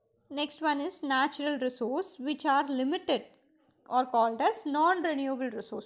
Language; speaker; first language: English; non-native, local second language; Tamil